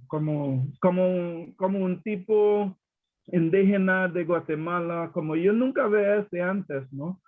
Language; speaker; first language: Spanish; non-native, learner; English